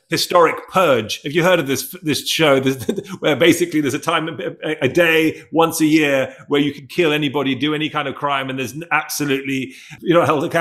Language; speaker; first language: English; native; English